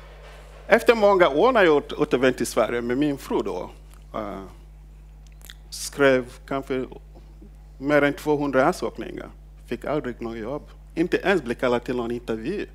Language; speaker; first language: Swedish; non-native, fluent; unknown